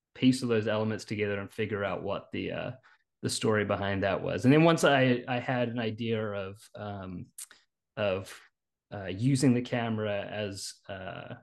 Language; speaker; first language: English; native; English